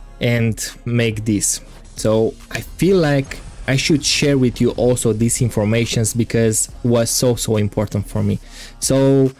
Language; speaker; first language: English; non-native, fluent; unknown